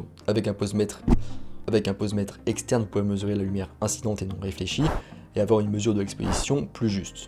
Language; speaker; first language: French; native; French